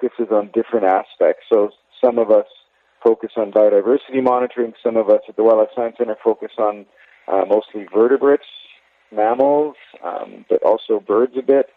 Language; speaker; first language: English; native; English